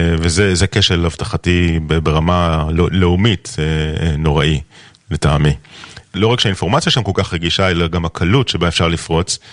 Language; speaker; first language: Hebrew; native; Hebrew